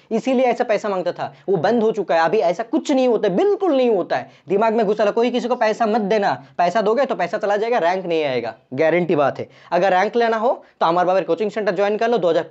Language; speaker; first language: Hindi; non-native, local second language; Bangla